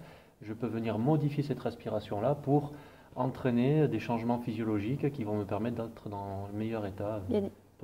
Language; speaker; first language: French; native; French